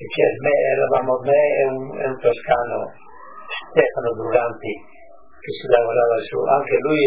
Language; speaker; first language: Italian; non-native, local second language; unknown